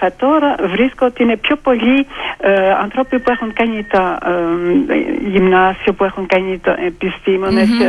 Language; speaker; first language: Greek; early bilingual, heritage; Greek